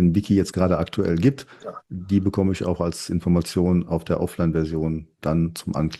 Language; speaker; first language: German; native; German